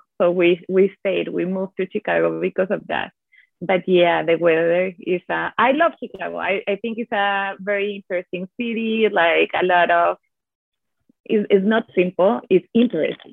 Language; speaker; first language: English; non-native, fluent; Italian